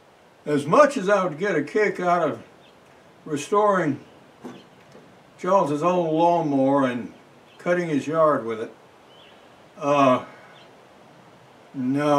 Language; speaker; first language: English; native; English